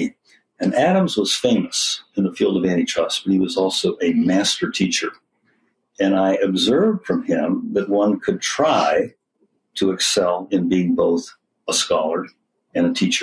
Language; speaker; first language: English; native; English